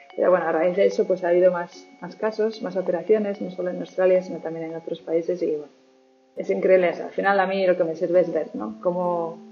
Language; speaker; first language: Spanish; native; Spanish